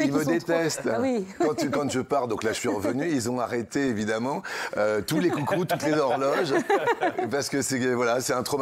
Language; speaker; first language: French; native; French